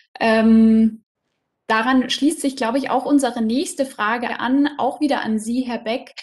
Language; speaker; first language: German; native; German